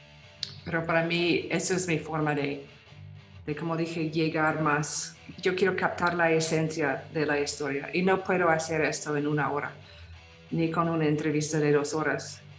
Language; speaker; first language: Spanish; non-native, fluent; English